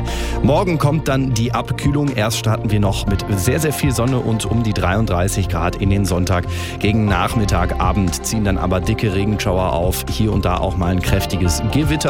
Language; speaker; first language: German; native; German